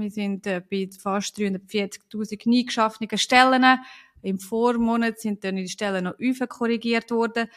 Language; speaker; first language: German; native; German